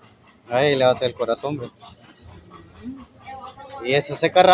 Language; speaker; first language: Spanish; native; Spanish